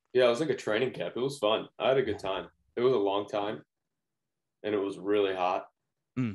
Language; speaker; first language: English; native; English